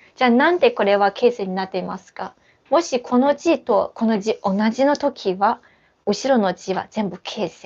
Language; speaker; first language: Japanese; non-native, fluent; Chinese